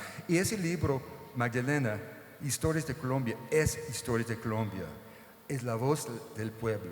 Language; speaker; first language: Spanish; non-native, fluent; English